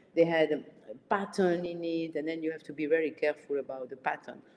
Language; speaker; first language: English; early bilingual, other home language; Arabic